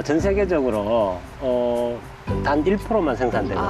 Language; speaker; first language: Korean; native; Korean